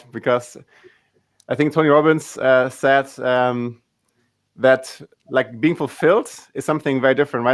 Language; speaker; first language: English; non-native, fluent; German